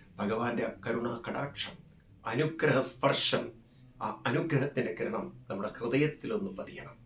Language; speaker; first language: Malayalam; native; Malayalam